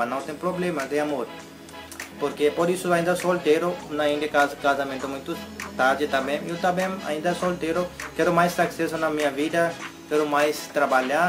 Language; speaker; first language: Portuguese; non-native, learner; Hindi